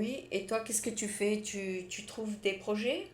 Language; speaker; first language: French; native; French